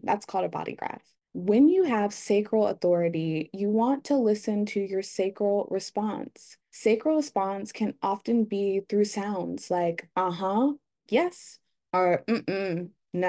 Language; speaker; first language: English; native; English